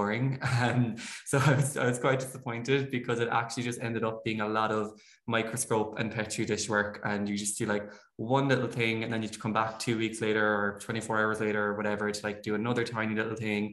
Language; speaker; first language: English; native; English